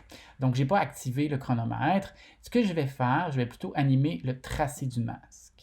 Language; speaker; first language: French; native; French